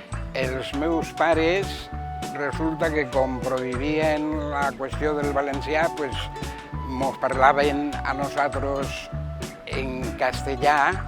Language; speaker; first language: Catalan; non-native, local second language; Spanish